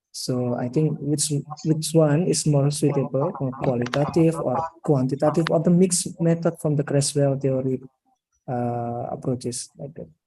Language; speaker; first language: English; non-native, learner; Indonesian